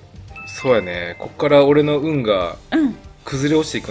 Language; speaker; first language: Japanese; native; Japanese